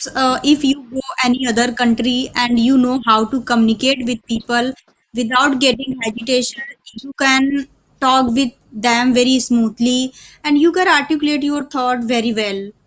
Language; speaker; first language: English; non-native, learner; Hindi